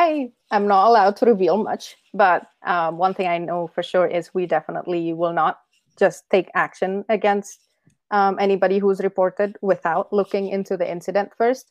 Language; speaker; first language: English; non-native, fluent; Indonesian